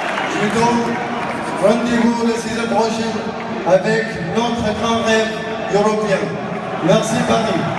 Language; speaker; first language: French; non-native, fluent; Arabic